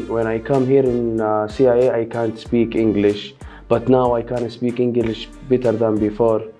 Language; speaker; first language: English; non-native, learner; Arabic